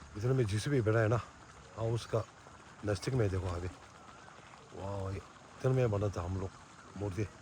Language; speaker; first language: Hindi; non-native, local second language; Tibetan